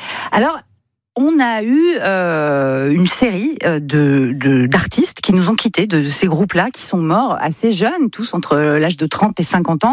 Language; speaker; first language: French; native; French